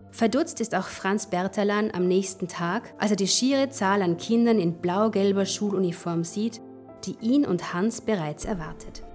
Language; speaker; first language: German; native; German